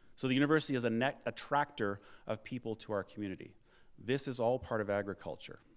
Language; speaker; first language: English; native; English